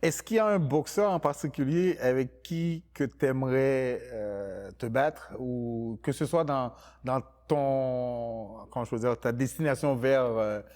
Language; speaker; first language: French; native; French